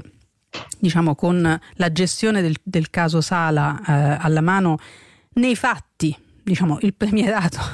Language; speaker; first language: Italian; native; Italian